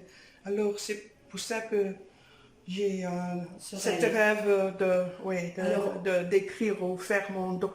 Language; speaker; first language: French; non-native, fluent; Dutch